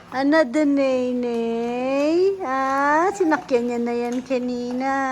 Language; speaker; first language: Filipino; native; Filipino